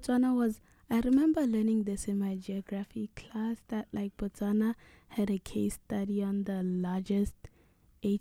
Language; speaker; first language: English; non-native, local second language; Tswana